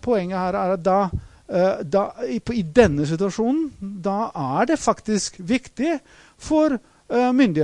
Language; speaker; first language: Norwegian; non-native, fluent; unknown